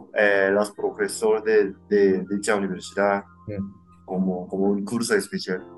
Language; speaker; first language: Spanish; non-native, fluent; Japanese